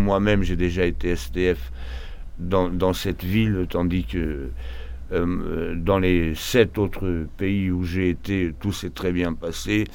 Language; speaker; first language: French; early bilingual, other home language; Portuguese